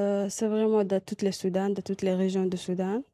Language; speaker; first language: French; non-native, learner; Arabic